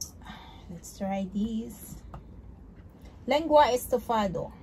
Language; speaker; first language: English; non-native, local second language; Filipino